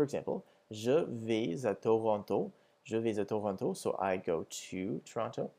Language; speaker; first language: French; non-native, fluent; English